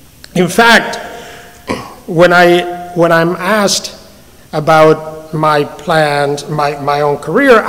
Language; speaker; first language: English; non-native, fluent; Spanish